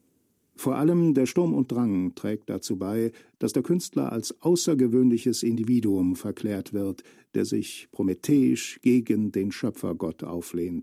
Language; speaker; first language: German; native; German